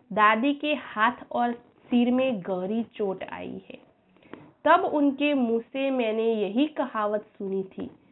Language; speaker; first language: Hindi; non-native, local second language; Gujarati